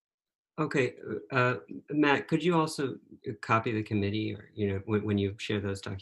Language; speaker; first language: English; native; English